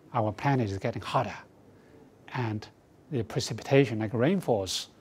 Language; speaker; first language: English; non-native, fluent; Chinese